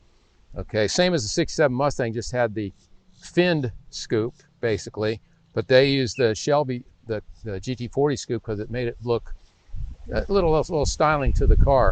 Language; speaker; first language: English; native; English